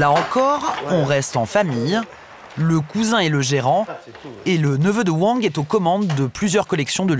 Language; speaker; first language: French; native; French